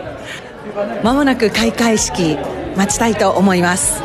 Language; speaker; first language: Japanese; native; Japanese